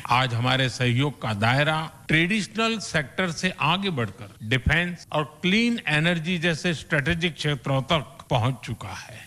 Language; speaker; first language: Hindi; non-native, local second language; Gujarati